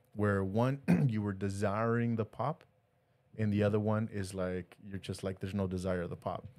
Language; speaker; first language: English; early bilingual, other home language; Spanish